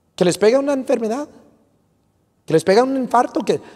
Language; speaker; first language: Spanish; early bilingual, other home language; English